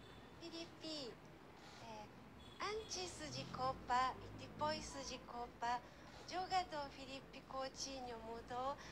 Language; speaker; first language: Portuguese; non-native, learner; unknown